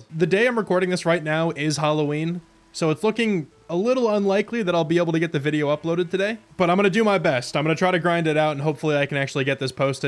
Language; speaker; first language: English; native; English